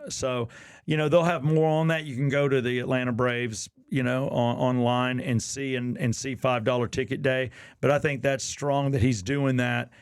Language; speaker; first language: English; native; English